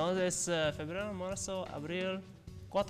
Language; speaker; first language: Spanish; non-native, learner; English